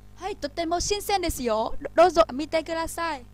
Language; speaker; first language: Japanese; non-native, learner; Vietnamese